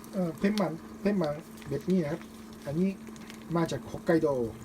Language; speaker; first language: Thai; non-native, learner; Japanese